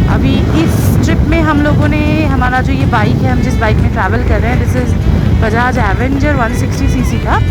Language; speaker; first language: Hindi; non-native, local second language; Bangla